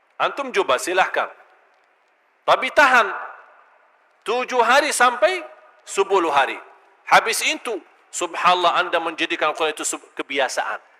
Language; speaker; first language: Malay; non-native, fluent; Arabic